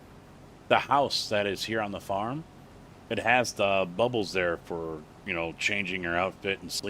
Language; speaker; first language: English; native; English